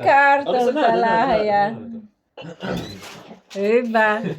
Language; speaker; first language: Finnish; non-native, learner; Filipino